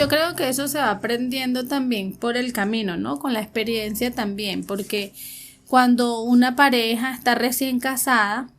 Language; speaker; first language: Spanish; native; Spanish